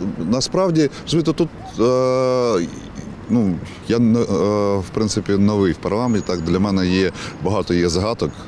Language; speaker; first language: Ukrainian; native; Ukrainian